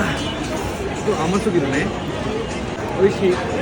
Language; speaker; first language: Japanese; non-native, learner; Bangla